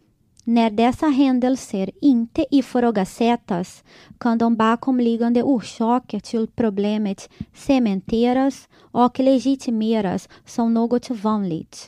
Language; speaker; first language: Swedish; non-native, fluent; Portuguese